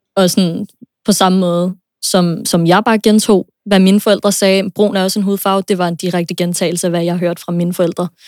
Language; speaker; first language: Danish; early bilingual, other home language; English